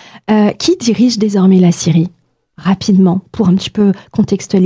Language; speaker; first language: French; native; French